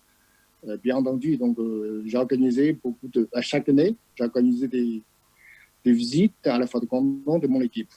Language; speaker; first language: French; non-native, fluent; Chinese